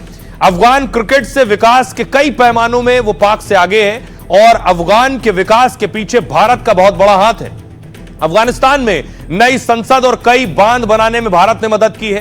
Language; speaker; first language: Hindi; native; Hindi